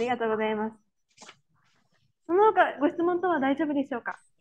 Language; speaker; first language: Japanese; native; Japanese